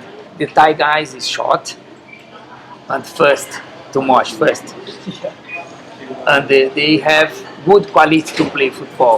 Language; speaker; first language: English; non-native, learner; Portuguese